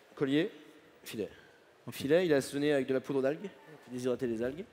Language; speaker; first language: French; native; French